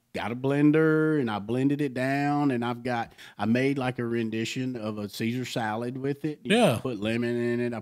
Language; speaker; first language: English; native; English